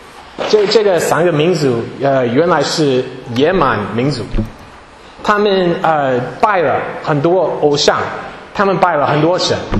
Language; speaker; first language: Chinese; non-native, fluent; English